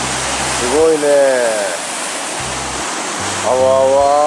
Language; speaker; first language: Japanese; native; Japanese